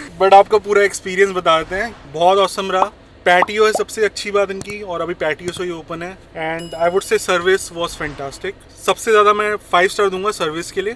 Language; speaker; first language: Hindi; native; Hindi